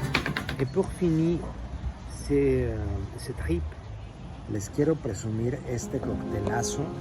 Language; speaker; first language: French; non-native, learner; Spanish